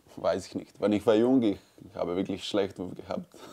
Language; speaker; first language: German; non-native, learner; Croatian